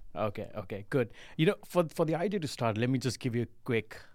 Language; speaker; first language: English; non-native, local second language; Hindi